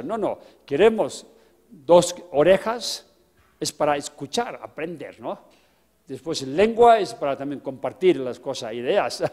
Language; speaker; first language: Spanish; non-native, fluent; Tibetan